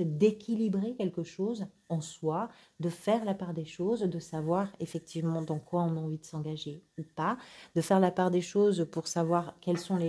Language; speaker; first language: French; native; French